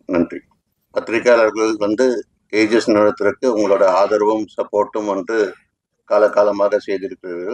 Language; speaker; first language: Tamil; native; Tamil